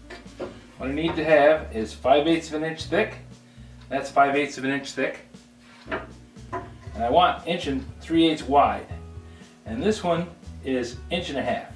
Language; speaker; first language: English; native; English